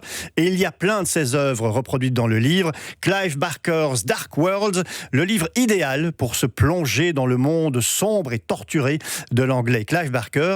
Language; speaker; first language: French; native; French